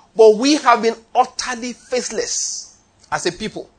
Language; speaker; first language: English; non-native, local second language; Yoruba